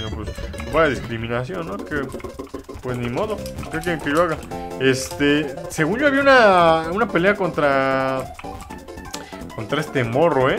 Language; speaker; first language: Spanish; native; Spanish